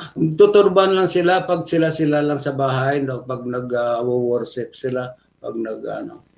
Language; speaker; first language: Filipino; non-native, local second language; Hiligaynon